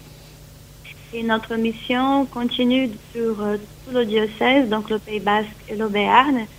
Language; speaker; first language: French; non-native, fluent; Portuguese